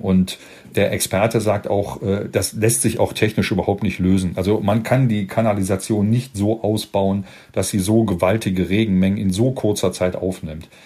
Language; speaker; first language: German; native; German